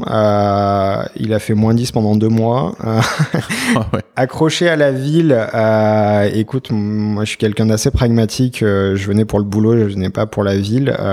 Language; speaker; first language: French; native; French